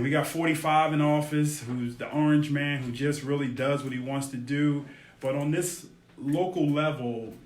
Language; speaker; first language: English; native; English